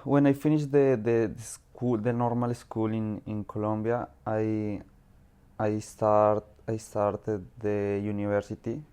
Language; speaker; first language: English; non-native, learner; Spanish